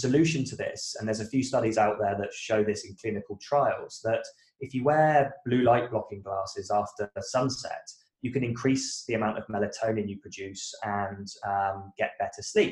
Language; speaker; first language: English; native; English